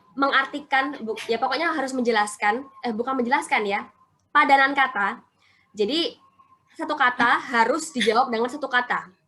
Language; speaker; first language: Indonesian; non-native, local second language; Javanese